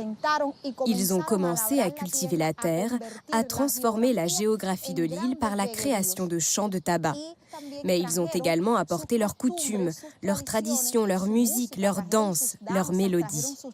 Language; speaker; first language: French; native; French